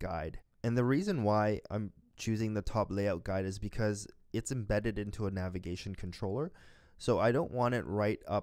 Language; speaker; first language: English; native; English